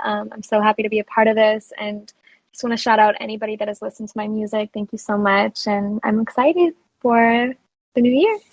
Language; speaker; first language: English; native; English